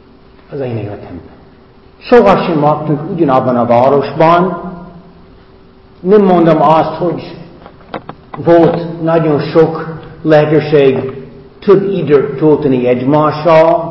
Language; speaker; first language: Hungarian; non-native, fluent; English